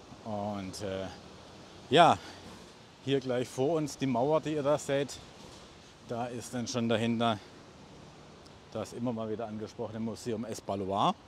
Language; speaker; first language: German; native; German